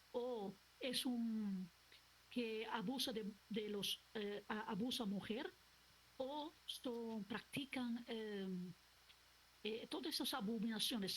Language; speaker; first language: Spanish; non-native, local second language; Papiamento